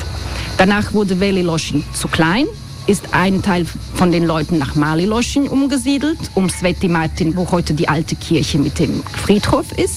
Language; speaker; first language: German; non-native, fluent; Croatian